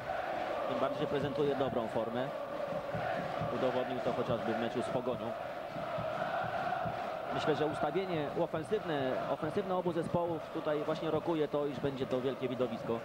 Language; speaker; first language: Polish; native; Polish